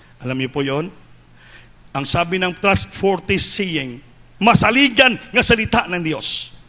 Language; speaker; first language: Filipino; non-native, local second language; Cebuano